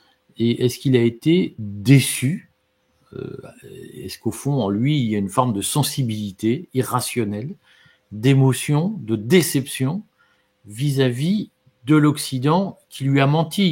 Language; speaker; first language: French; native; French